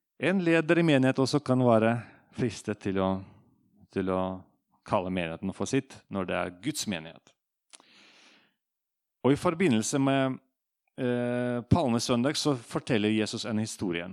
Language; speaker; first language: Norwegian; non-native, fluent; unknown